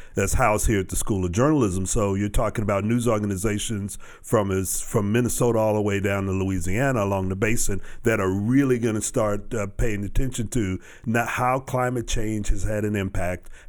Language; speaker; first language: English; native; English